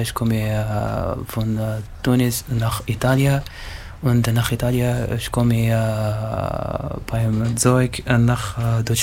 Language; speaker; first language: German; non-native, learner; Arabic